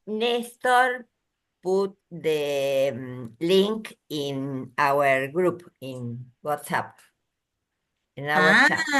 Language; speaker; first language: English; non-native, learner; Spanish